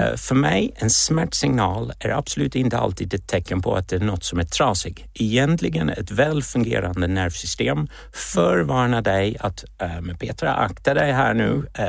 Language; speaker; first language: Swedish; non-native, fluent; Czech